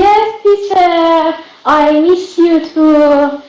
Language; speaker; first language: English; non-native, learner; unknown